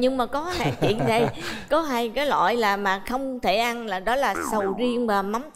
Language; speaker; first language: Vietnamese; native; Vietnamese